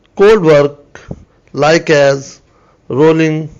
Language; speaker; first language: English; non-native, local second language; Urdu